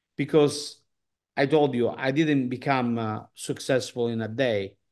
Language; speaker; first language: English; non-native, learner; Italian